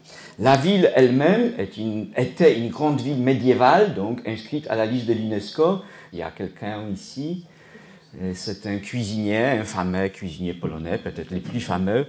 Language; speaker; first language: French; non-native, fluent; Polish